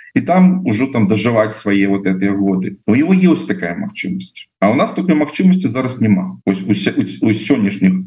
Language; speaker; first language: Belarusian; non-native, local second language; Russian